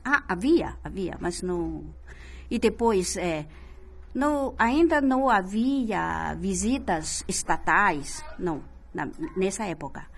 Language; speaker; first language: Portuguese; non-native, fluent; Chinese